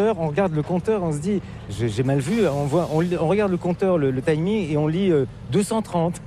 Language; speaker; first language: French; native; French